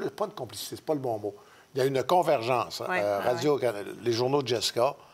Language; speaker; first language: French; native; French